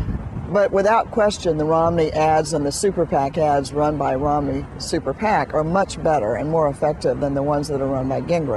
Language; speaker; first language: English; native; English